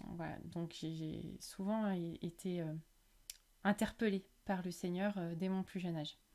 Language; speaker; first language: French; native; French